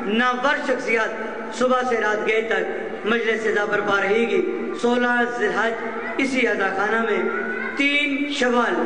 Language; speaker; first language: Urdu; non-native, local second language; Punjabi